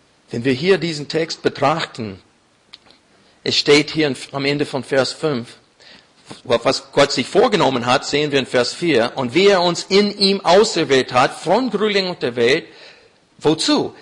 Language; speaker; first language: German; non-native, fluent; English